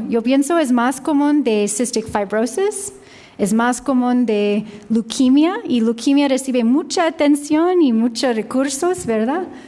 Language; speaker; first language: Spanish; non-native, learner; English